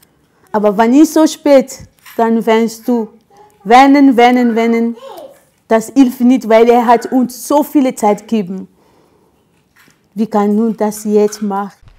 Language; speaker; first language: German; non-native, learner; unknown